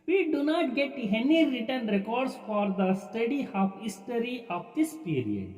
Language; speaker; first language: English; non-native, local second language; Kannada